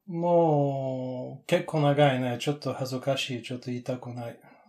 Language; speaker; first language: Japanese; non-native, learner; Bulgarian